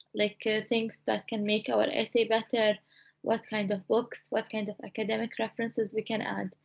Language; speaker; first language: English; non-native, fluent; Arabic